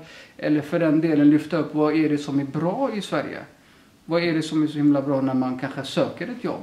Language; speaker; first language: Swedish; early bilingual, other home language; Somali